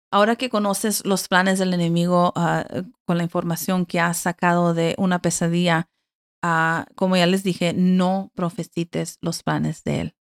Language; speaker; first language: Spanish; early bilingual, heritage; Spanish